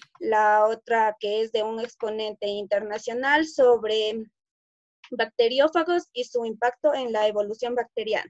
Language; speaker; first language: Spanish; native; Spanish